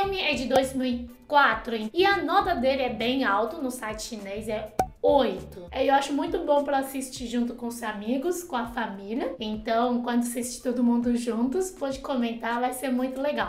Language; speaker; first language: Portuguese; non-native, fluent; Chinese